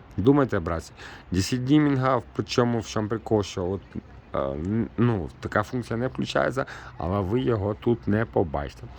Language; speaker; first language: Ukrainian; non-native, local second language; Russian